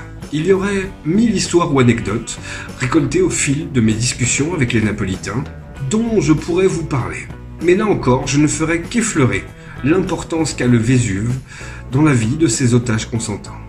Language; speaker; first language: French; native; French